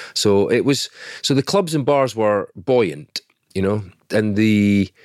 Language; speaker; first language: English; native; English